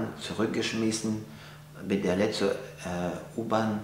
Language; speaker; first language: German; non-native, fluent; French